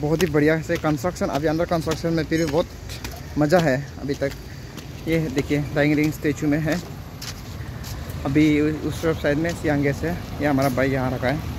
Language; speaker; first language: Hindi; non-native, local second language; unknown